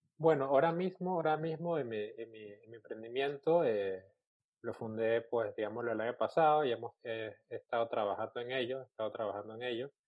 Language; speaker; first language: Spanish; native; Spanish